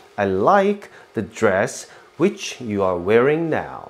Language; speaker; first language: English; non-native, fluent; Korean